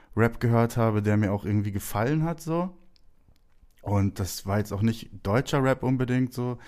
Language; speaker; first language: German; native; German